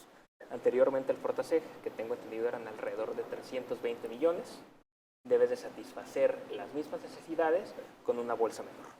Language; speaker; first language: Spanish; native; Spanish